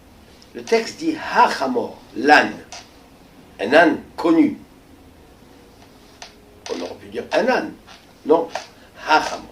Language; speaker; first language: French; native; French